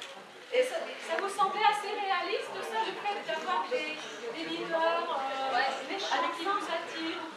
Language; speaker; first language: French; native; French